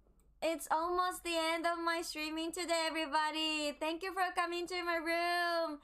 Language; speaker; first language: English; non-native, learner; Japanese